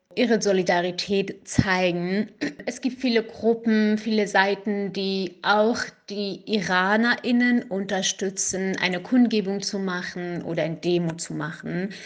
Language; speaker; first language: German; non-native, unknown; Kurdish